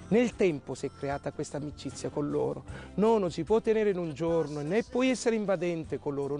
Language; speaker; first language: Italian; native; Italian